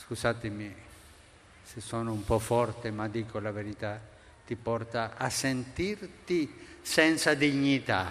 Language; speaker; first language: Italian; non-native, fluent; Spanish